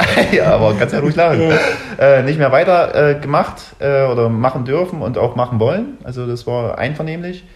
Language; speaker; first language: German; early bilingual, other home language; Russian